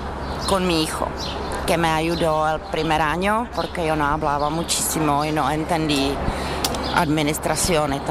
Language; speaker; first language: Spanish; non-native, learner; Czech